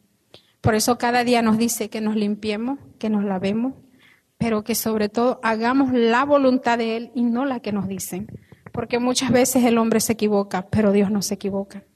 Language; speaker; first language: Spanish; native; Spanish